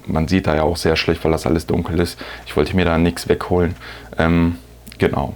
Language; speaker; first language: German; native; German